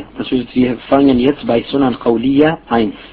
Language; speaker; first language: German; non-native, fluent; Arabic